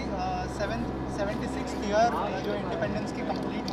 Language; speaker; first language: Hindi; native; Hindi